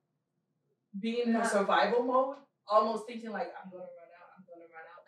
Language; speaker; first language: English; early bilingual, other home language; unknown